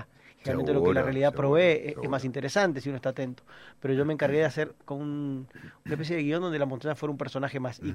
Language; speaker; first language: Spanish; native; Spanish